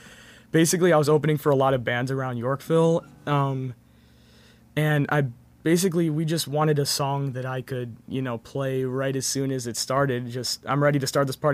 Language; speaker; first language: English; native; English